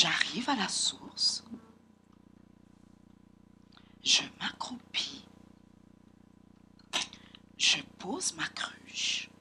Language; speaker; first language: French; non-native, local second language; Haitian Creole